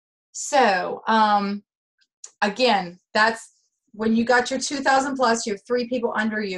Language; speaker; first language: English; native; English